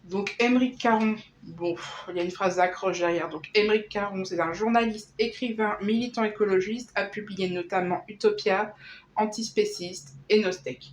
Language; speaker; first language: French; native; French